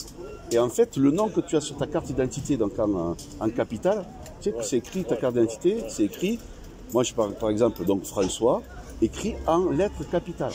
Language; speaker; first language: French; native; French